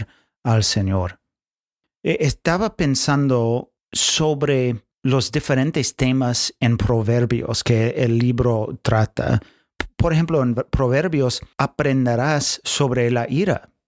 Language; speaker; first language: Spanish; non-native, fluent; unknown